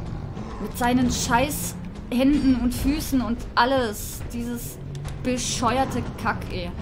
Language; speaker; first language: German; native; German